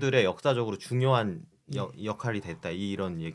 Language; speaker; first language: Korean; native; Korean